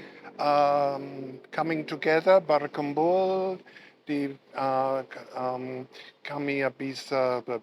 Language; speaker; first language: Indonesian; non-native, learner; English